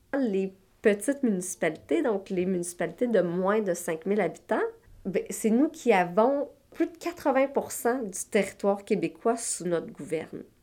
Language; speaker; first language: French; native; French